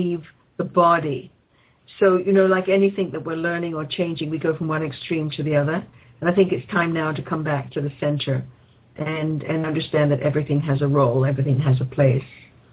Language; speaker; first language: English; native; English